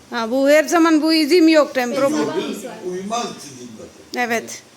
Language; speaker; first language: Turkish; non-native, learner; Gujarati